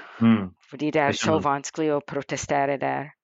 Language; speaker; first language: Norwegian; non-native, fluent; English